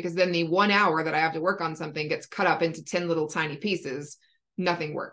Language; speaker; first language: English; native; English